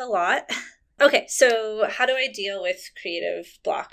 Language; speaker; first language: English; native; English